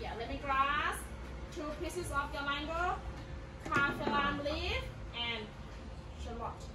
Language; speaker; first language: English; non-native, fluent; Thai